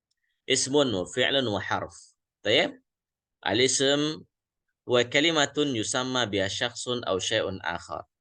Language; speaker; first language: Arabic; non-native, fluent; Indonesian